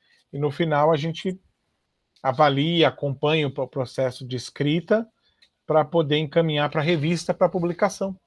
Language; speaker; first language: Portuguese; native; Portuguese